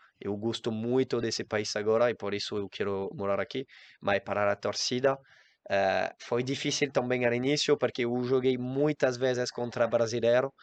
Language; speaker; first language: Portuguese; non-native, learner; French